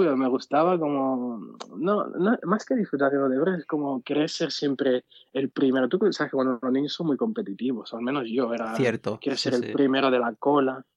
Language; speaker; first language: Spanish; early bilingual, other home language; Arabic